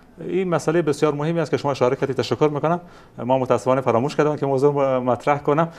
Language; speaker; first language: Persian; native; Persian